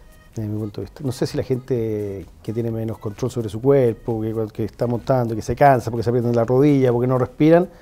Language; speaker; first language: Spanish; native; Spanish